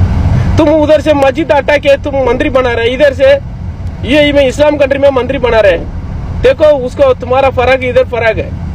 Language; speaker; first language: Hindi; non-native, local second language; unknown